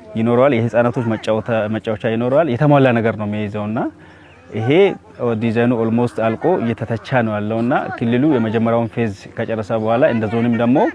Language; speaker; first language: Amharic; non-native, local second language; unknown